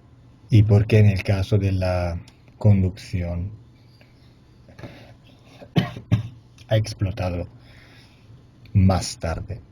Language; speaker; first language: Spanish; non-native, fluent; Italian